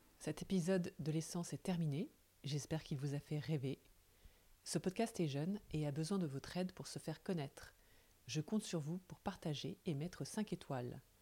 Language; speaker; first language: French; native; French